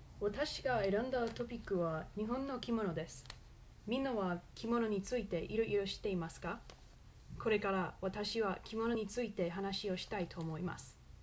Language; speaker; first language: Japanese; non-native, learner; English